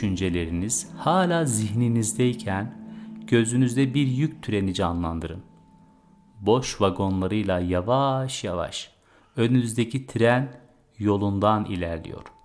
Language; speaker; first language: Turkish; native; Turkish